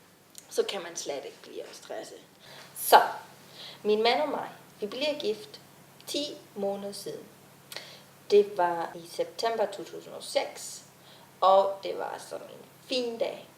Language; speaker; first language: Danish; non-native, fluent; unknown